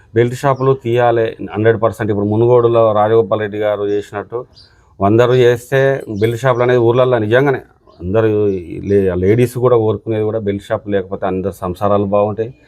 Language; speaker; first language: Telugu; native; Telugu